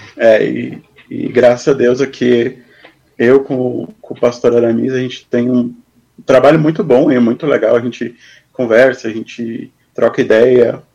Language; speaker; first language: Portuguese; native; Portuguese